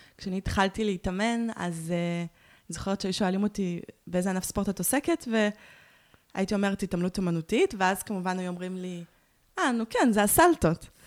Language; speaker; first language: Hebrew; native; Hebrew